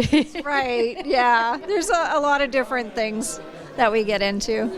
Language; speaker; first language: English; native; English